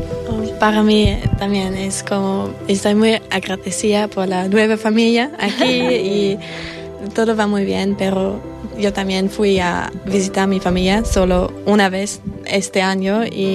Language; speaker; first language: Spanish; non-native, fluent; German